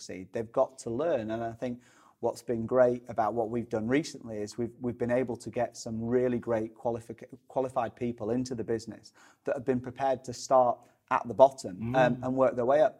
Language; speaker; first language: English; native; English